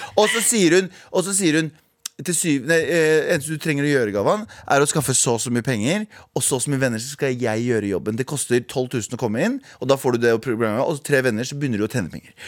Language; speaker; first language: Norwegian; early bilingual, other home language; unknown